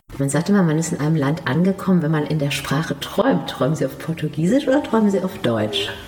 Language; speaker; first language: German; native; German